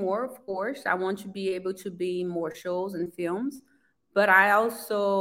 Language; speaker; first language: English; non-native, fluent; Portuguese